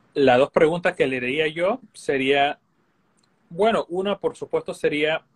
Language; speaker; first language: Spanish; early bilingual, heritage; Spanish